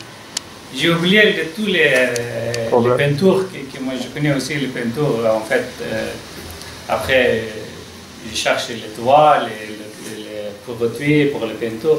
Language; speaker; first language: French; non-native, learner; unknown